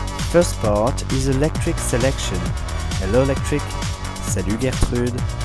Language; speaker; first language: English; non-native, fluent; French